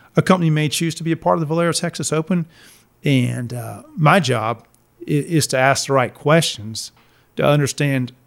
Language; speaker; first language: English; native; English